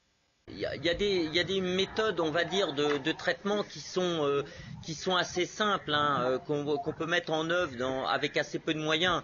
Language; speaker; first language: French; native; French